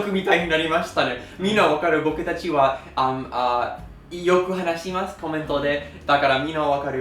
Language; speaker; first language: Japanese; non-native, learner; English